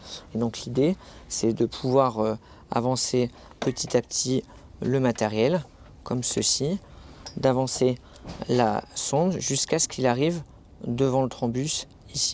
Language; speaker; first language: French; native; French